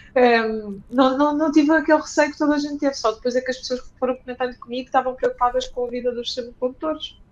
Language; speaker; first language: Portuguese; early bilingual, other home language; Ukrainian